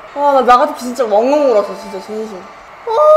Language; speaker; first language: Korean; native; Korean